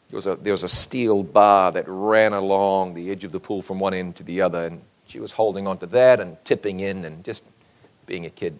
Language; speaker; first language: English; native; English